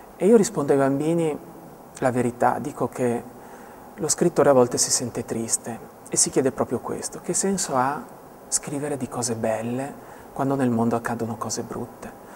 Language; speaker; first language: Italian; native; Italian